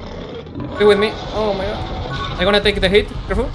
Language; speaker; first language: English; non-native, learner; Spanish